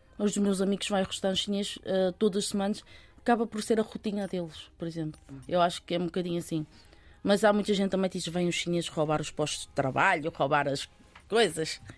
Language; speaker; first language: Portuguese; early bilingual, other home language; Chinese